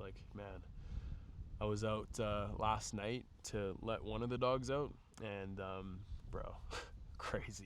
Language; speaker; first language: English; native; English